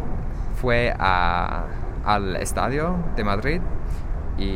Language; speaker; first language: Spanish; non-native, fluent; English